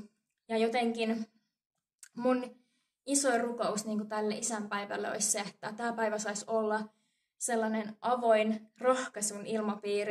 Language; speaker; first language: Finnish; native; Finnish